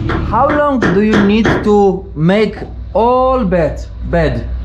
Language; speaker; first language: English; non-native, learner; Polish